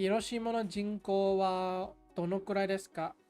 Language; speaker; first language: Japanese; non-native, learner; English